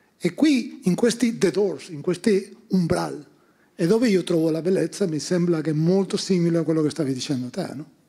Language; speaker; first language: Italian; non-native, fluent; Spanish